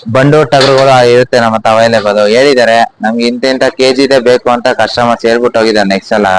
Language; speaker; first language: Kannada; native; Kannada